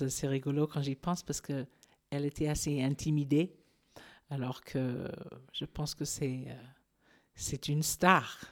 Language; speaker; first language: French; non-native, fluent; English